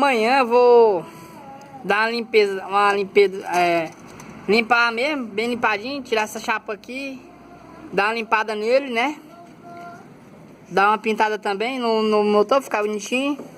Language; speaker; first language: Portuguese; native; Portuguese